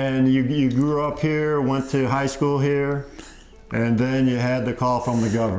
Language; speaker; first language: English; native; English